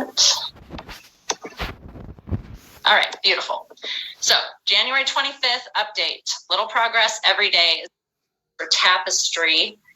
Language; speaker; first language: English; native; English